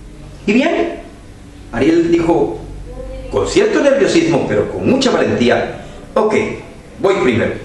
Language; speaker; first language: Spanish; native; Spanish